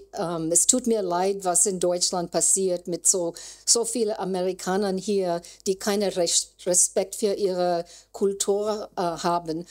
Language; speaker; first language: German; non-native, learner; English